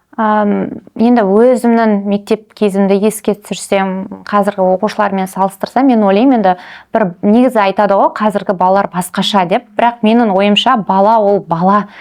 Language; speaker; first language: Kazakh; non-native, local second language; Russian